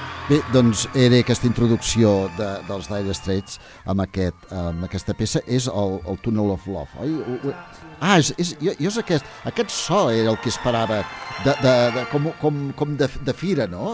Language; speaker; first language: Catalan; native; Catalan